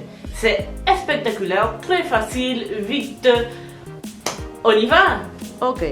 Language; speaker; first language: French; non-native, fluent; Spanish